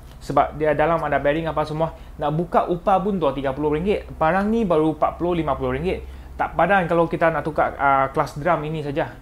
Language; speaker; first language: Malay; non-native, local second language; Chinese